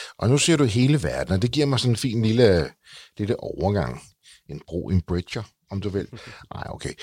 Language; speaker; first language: Danish; native; Danish